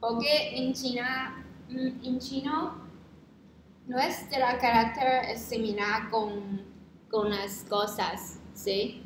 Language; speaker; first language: Spanish; non-native, learner; Chinese